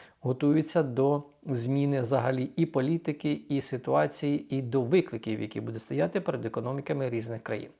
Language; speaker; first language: Ukrainian; native; Ukrainian